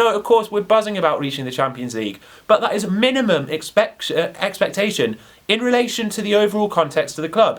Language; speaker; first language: English; native; English